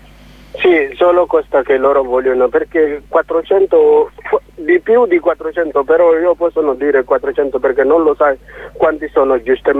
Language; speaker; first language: Italian; non-native, learner; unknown